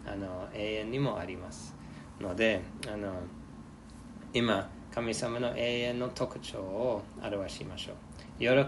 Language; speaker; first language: Japanese; non-native, fluent; English